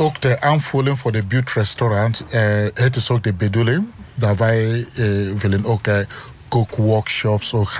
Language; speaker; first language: Dutch; non-native, learner; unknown